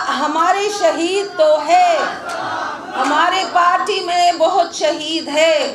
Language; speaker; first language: Urdu; non-native, fluent; Arabic